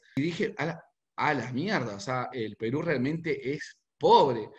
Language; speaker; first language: Spanish; native; Spanish